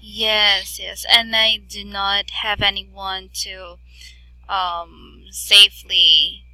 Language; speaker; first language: English; non-native, fluent; Filipino